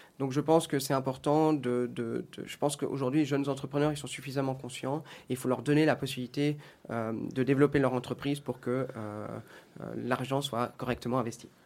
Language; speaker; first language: French; native; French